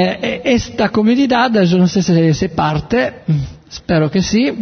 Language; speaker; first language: Spanish; non-native, learner; Italian